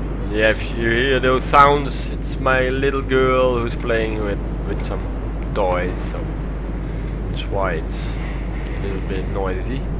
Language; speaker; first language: English; non-native, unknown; Dutch